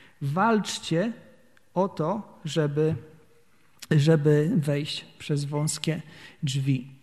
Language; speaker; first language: Polish; native; Polish